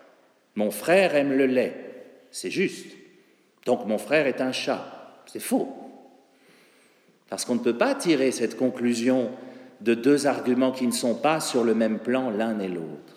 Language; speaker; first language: French; native; French